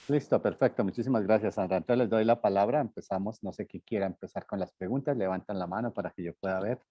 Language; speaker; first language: Spanish; native; Spanish